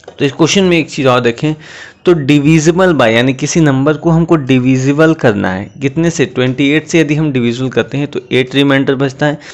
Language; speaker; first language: Hindi; native; Hindi